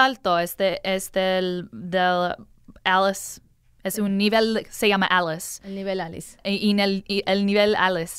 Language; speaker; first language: Spanish; non-native, learner; English